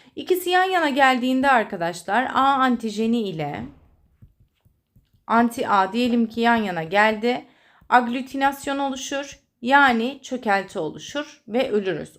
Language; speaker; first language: Turkish; native; Turkish